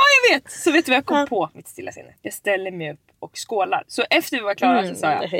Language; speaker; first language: Swedish; native; Swedish